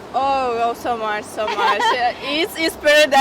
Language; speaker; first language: English; non-native, learner; Russian